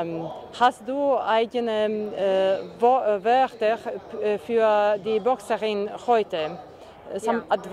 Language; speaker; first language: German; non-native, learner; Serbian